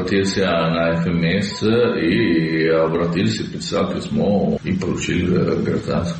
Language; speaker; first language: Russian; non-native, learner; Italian